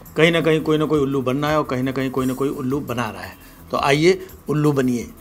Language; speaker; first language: Hindi; native; Hindi